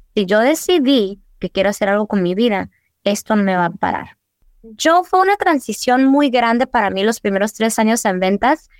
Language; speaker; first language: Spanish; early bilingual, heritage; Spanish